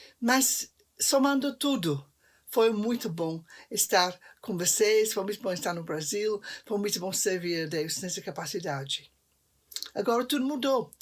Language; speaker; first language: Portuguese; non-native, fluent; English